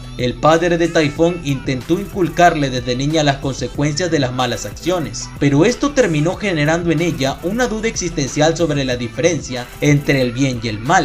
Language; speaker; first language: Spanish; native; Spanish